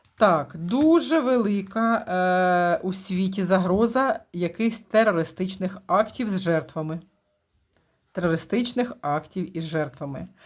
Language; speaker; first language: Ukrainian; non-native, local second language; Russian